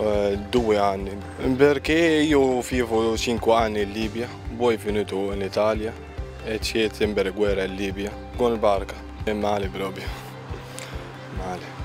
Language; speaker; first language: Italian; non-native, learner; Arabic